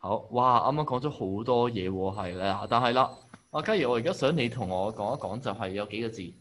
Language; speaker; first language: Cantonese; native; Cantonese